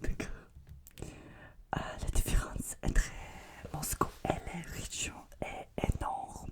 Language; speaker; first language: French; non-native, learner; Russian